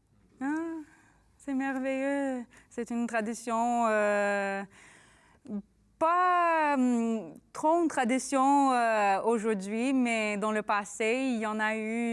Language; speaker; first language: French; non-native, learner; English